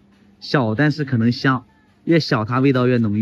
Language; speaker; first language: Chinese; native; Chinese